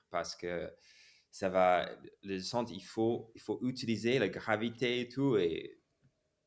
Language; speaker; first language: French; non-native, fluent; English